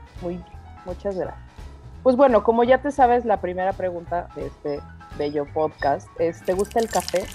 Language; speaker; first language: Spanish; native; Spanish